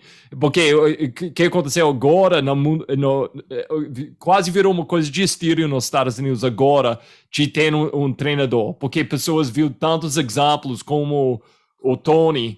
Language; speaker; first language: Portuguese; non-native, fluent; English